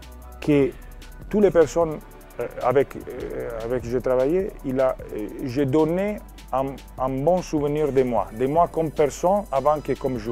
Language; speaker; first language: French; non-native, learner; Italian